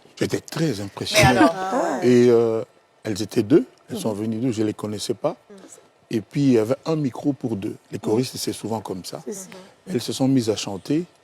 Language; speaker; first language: French; non-native, local second language; Lingala